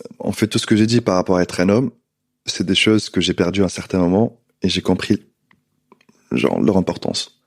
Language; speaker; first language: French; non-native, local second language; Arabic